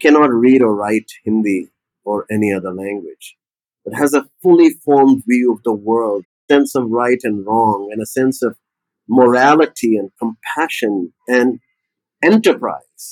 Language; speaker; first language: English; non-native, local second language; Urdu